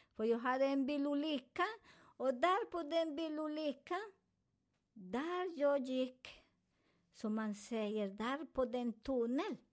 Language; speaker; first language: Swedish; non-native, learner; Spanish